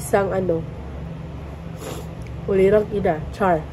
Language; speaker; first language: Filipino; non-native, local second language; Hiligaynon